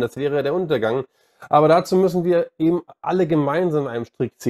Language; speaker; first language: German; native; German